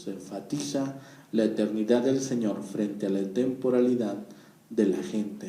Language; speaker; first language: Spanish; native; Spanish